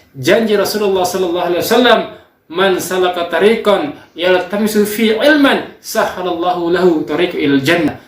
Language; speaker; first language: Indonesian; native; Indonesian